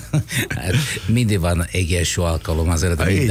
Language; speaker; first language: Hungarian; non-native, fluent; Italian